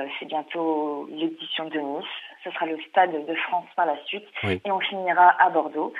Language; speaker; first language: French; native; French